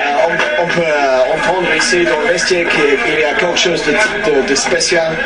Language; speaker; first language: French; non-native, fluent; English